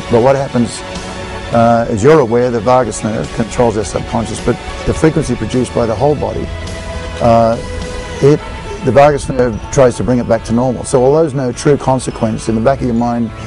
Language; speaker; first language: English; native; English